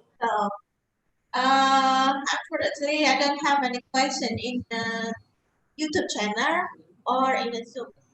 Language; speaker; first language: English; non-native, fluent; Indonesian